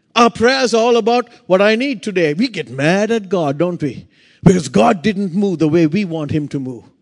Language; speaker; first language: English; non-native, local second language; Sinhala